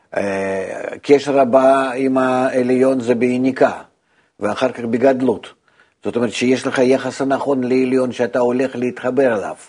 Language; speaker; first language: Hebrew; non-native, fluent; Russian